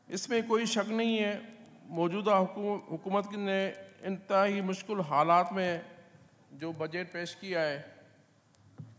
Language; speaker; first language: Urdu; non-native, local second language; Sindhi